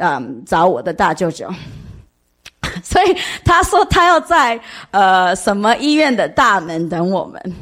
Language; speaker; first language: Chinese; early bilingual, heritage; English